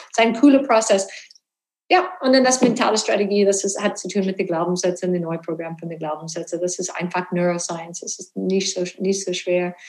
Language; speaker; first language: German; non-native, learner; English